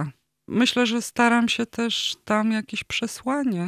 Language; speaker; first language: Polish; native; Polish